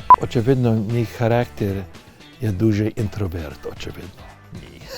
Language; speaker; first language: Ukrainian; early bilingual, heritage; English